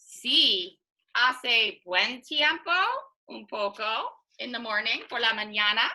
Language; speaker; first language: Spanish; non-native, fluent; English